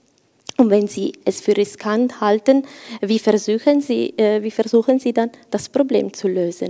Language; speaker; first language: German; non-native, fluent; Italian